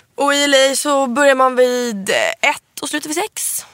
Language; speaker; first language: Swedish; native; Swedish